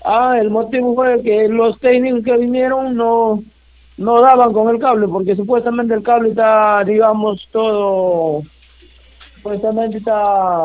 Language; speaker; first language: Spanish; native; Spanish